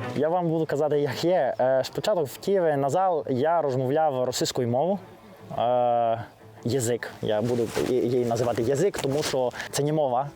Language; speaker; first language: Ukrainian; non-native, learner; Greek